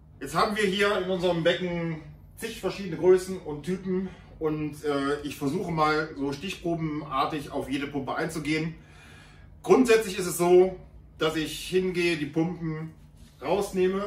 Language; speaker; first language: German; native; German